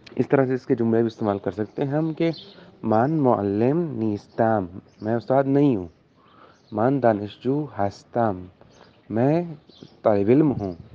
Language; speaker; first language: Urdu; native; Urdu